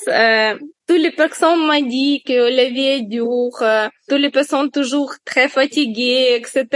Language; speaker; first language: French; non-native, learner; Ukrainian